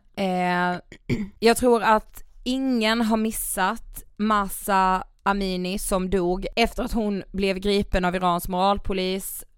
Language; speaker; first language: Swedish; native; Swedish